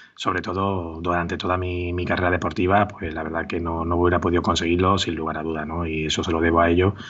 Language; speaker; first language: Spanish; native; Spanish